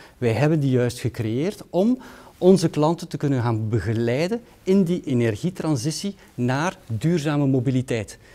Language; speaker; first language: Dutch; native; Dutch